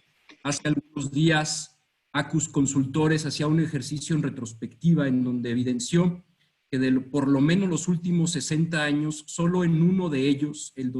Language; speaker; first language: Spanish; native; Spanish